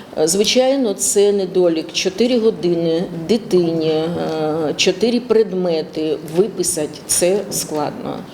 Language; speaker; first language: Ukrainian; native; Ukrainian